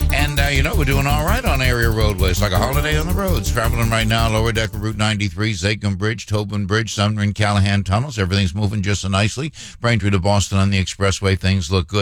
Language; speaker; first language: English; native; English